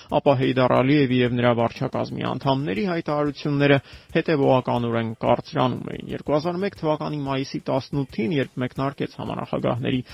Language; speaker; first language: Armenian; native; Armenian